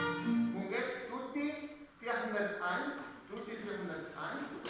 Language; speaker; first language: German; non-native, learner; Spanish